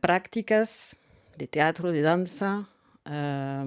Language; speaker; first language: Spanish; non-native, fluent; French